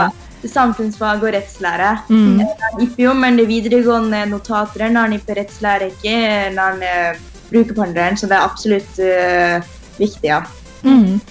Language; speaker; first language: Norwegian; early bilingual, other home language; Tamil